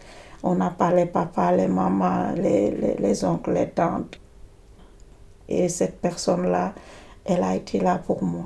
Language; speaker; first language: French; native; French